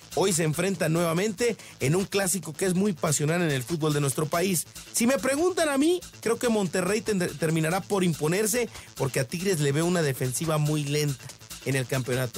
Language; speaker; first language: Spanish; native; Spanish